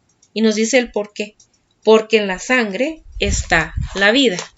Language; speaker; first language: Spanish; native; Spanish